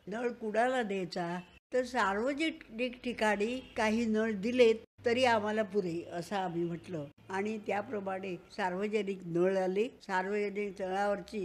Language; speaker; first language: Marathi; native; Marathi